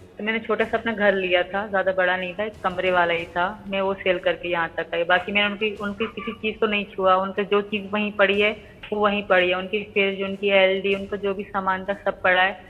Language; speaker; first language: Urdu; non-native, local second language; Sindhi